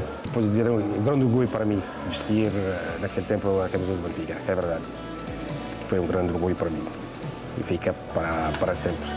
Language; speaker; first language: Portuguese; non-native, fluent; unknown